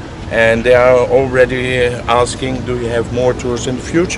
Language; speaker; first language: English; non-native, fluent; Dutch